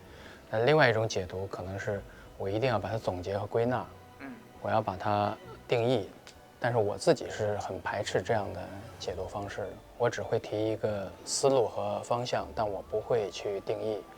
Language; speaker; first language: Chinese; native; Chinese